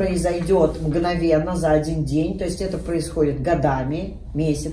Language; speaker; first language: Russian; native; Russian